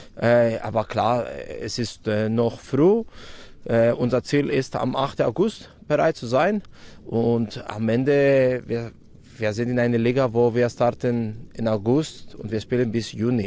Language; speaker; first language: German; non-native, fluent; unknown